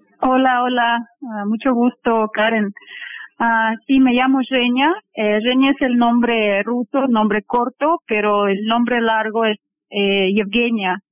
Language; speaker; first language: Spanish; non-native, fluent; Russian